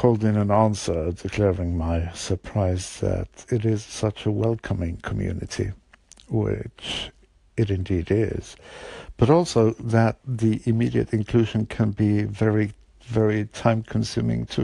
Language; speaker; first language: English; non-native, fluent; Norwegian